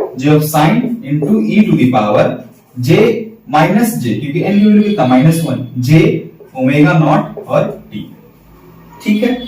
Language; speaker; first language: Hindi; native; Hindi